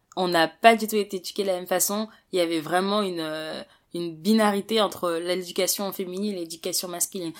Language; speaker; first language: French; early bilingual, other home language; Wolof